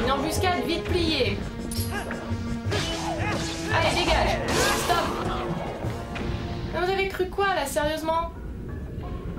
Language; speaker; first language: French; native; French